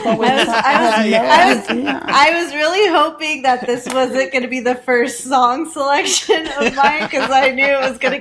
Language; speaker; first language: English; native; English